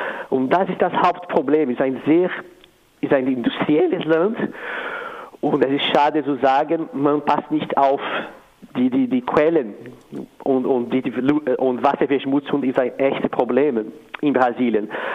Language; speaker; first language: German; non-native, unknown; Portuguese